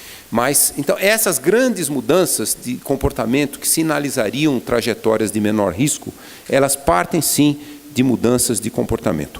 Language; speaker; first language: Portuguese; native; Portuguese